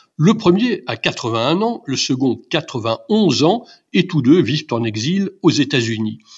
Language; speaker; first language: French; native; French